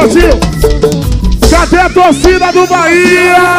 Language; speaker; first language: Portuguese; native; Portuguese